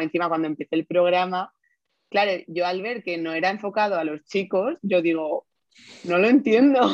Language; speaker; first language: Spanish; native; Spanish